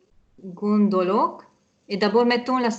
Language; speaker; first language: French; non-native, fluent; Hungarian